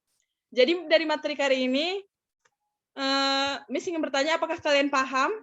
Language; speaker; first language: Indonesian; native; Indonesian